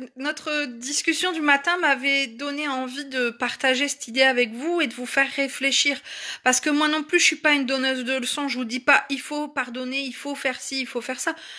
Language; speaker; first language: French; native; French